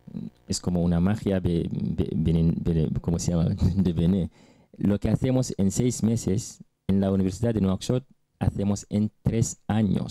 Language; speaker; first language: Spanish; non-native, fluent; Arabic